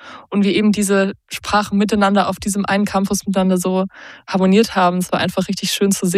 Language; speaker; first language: German; native; German